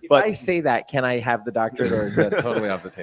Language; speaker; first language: English; native; English